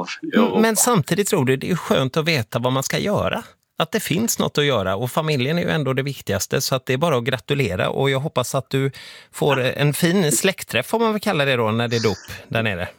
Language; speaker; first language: Swedish; native; Swedish